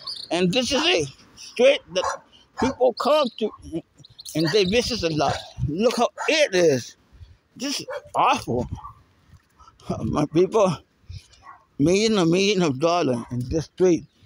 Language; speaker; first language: English; non-native, fluent; Spanish